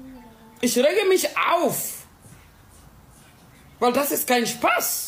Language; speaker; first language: German; non-native, learner; Swahili